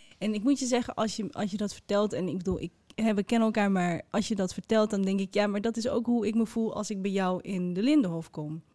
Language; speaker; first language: Dutch; early bilingual, other home language; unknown